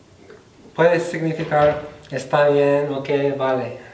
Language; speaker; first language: Spanish; non-native, fluent; English